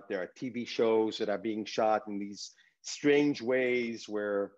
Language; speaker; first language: English; early bilingual, other home language; Hebrew